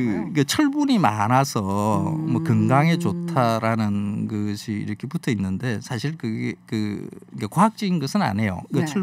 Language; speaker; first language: Korean; native; Korean